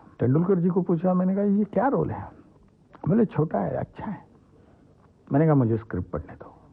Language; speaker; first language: Hindi; non-native, local second language; Marathi